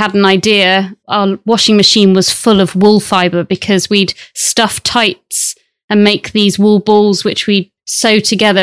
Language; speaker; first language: English; native; English